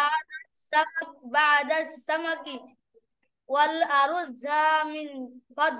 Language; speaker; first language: Arabic; non-native, learner; Bangla